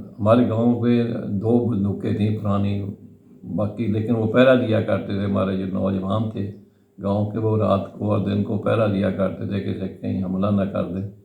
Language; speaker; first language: Urdu; non-native, local second language; Punjabi